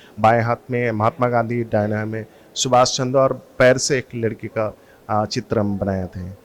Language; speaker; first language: Hindi; non-native, local second language; Assamese